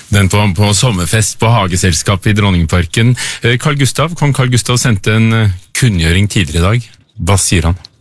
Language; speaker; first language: Norwegian; native; Norwegian